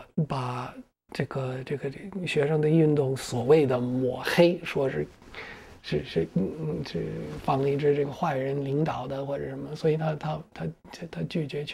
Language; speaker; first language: Chinese; non-native, fluent; English